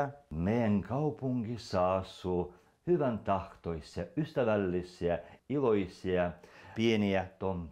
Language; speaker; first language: Finnish; non-native, local second language; Russian